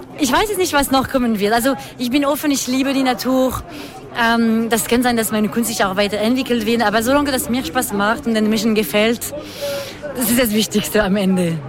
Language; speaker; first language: German; non-native, fluent; French